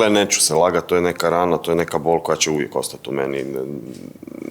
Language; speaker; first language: Bosnian; native; Bosnian